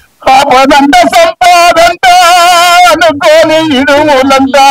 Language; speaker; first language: Telugu; native; Telugu